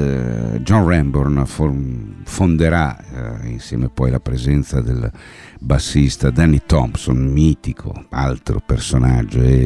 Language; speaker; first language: Italian; native; Italian